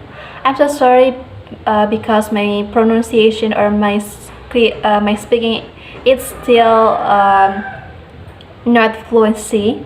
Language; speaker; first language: English; non-native, learner; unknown